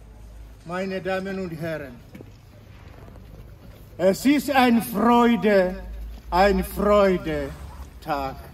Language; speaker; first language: German; non-native, learner; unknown